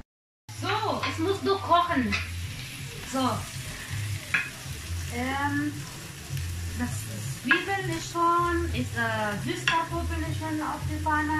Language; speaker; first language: German; non-native, learner; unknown